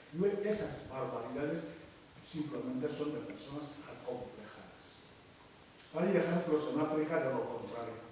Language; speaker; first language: Spanish; non-native, local second language; Fang